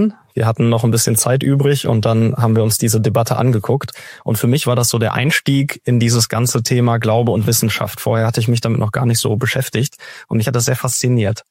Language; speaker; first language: German; native; German